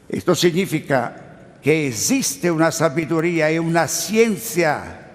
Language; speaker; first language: Spanish; non-native, learner; Italian